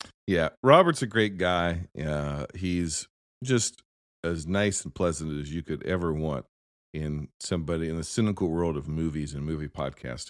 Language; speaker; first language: English; native; English